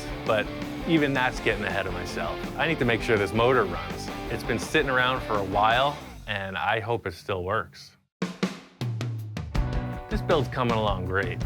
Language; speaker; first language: English; native; English